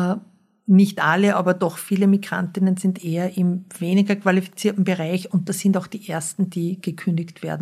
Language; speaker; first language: German; native; German